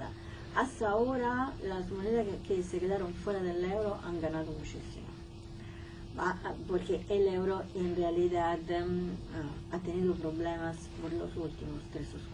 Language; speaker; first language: Spanish; non-native, fluent; Italian